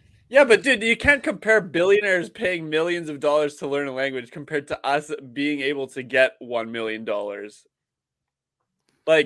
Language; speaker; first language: English; native; English